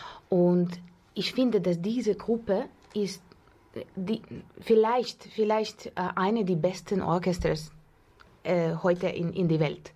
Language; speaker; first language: German; non-native, learner; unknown